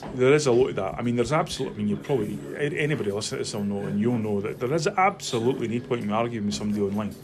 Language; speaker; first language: English; native; English